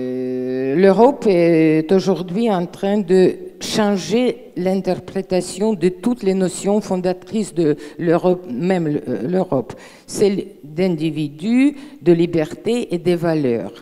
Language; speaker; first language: French; non-native, fluent; Russian